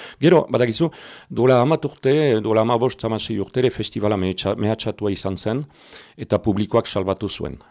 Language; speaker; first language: Basque; native; Basque